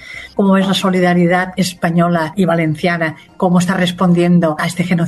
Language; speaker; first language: Spanish; native; Spanish